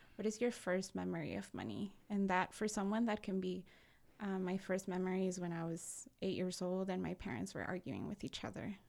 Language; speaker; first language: English; early bilingual, other home language; Spanish